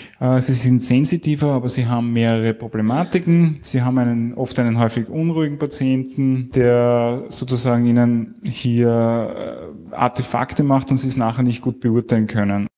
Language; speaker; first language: German; native; German